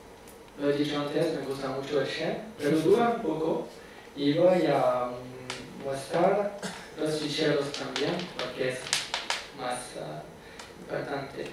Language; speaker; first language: Spanish; non-native, fluent; French